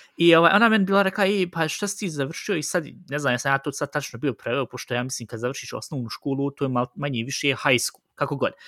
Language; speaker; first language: Bosnian; early bilingual, heritage; Bosnian